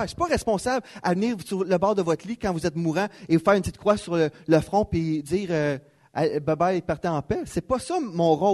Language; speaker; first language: French; native; French